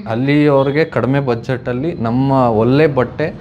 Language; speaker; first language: Kannada; native; Kannada